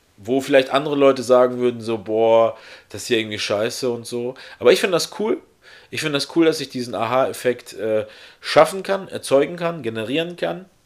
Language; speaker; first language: German; early bilingual, other home language; Russian